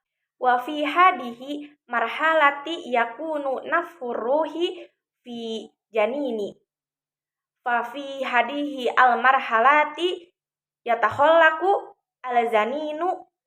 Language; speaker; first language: Arabic; non-native, learner; Indonesian